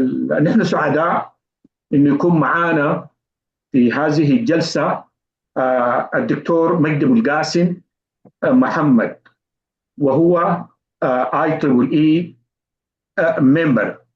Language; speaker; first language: Arabic; native; Arabic